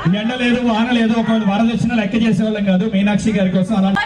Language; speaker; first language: Telugu; native; Telugu